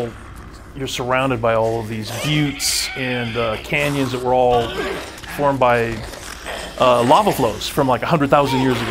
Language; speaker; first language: English; native; English